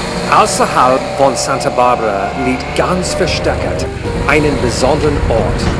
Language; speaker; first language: German; non-native, learner; English